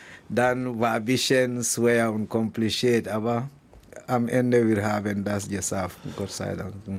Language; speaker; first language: German; non-native, learner; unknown